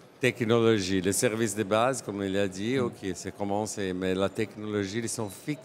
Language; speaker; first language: French; non-native, fluent; Portuguese